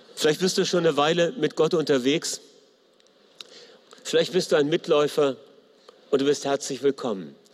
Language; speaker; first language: German; native; German